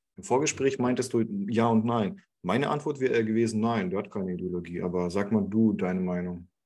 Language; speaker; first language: German; non-native, fluent; Russian